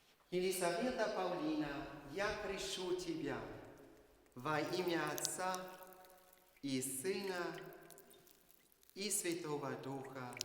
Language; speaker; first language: Russian; non-native, fluent; German